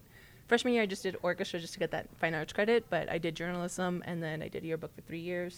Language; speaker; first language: English; early bilingual, other home language; Spanish